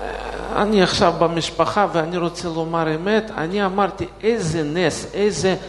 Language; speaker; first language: Hebrew; non-native, fluent; Russian